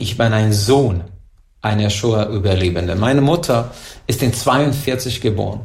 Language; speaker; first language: German; non-native, fluent; Hungarian